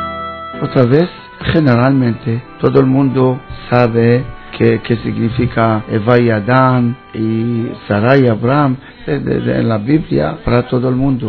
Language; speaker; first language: Spanish; non-native, learner; Hebrew